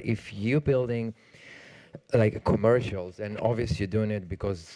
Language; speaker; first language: English; non-native, learner; Hebrew